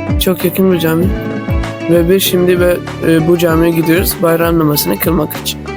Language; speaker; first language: Turkish; non-native, fluent; Urdu